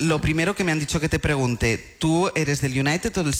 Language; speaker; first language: Spanish; native; Spanish